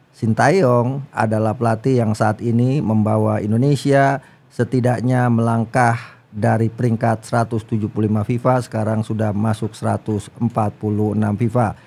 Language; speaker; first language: Indonesian; native; Indonesian